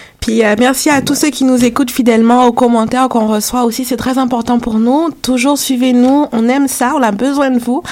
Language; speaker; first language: French; native; French